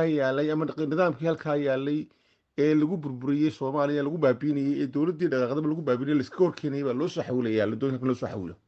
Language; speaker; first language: Somali; native; Somali